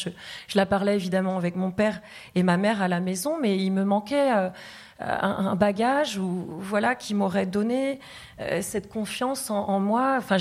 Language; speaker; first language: French; non-native, fluent; Tamil